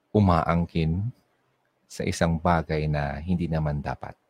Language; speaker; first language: Filipino; non-native, local second language; Bikol